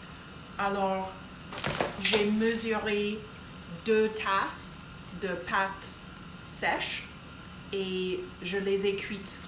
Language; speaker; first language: French; non-native, local second language; English